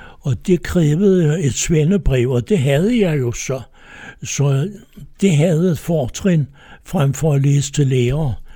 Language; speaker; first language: Danish; native; Danish